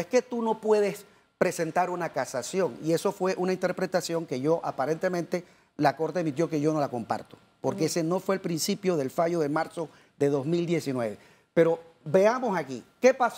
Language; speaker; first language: Spanish; native; Spanish